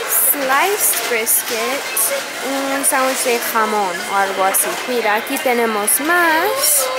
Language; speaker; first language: Spanish; non-native, fluent; English